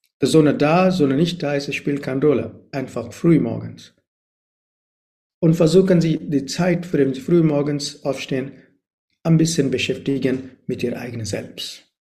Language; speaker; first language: German; non-native, learner; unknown